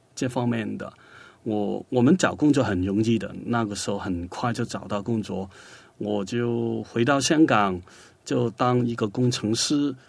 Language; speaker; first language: Chinese; non-native, local second language; Cantonese